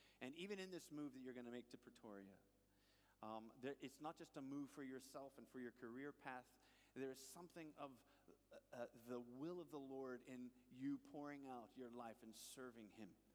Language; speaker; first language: English; native; English